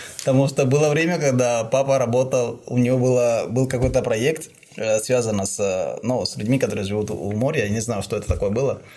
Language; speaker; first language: Russian; non-native, fluent; Spanish